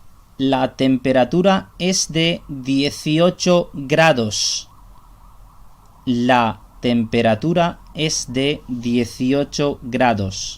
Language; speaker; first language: Spanish; non-native, fluent; Urdu